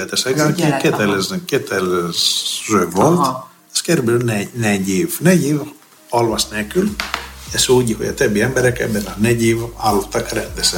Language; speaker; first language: Hungarian; non-native, fluent; Greek